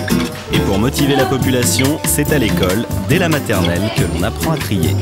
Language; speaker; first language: French; native; French